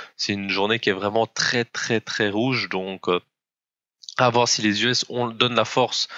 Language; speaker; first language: French; native; French